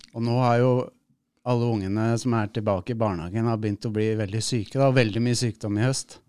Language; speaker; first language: Norwegian; native; Norwegian